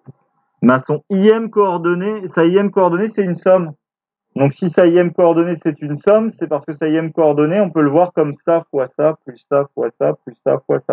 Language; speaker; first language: French; native; French